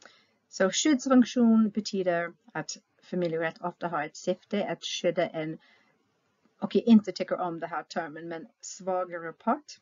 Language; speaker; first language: Swedish; non-native, fluent; English